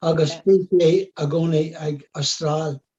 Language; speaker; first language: Irish; non-native, local second language; English